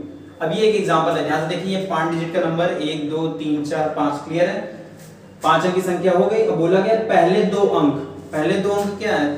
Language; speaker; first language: Hindi; native; Hindi